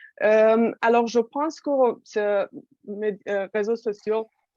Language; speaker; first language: French; non-native, fluent; Persian